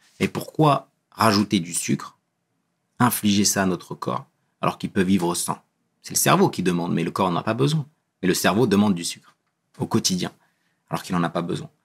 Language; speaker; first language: French; early bilingual, other home language; Kabyle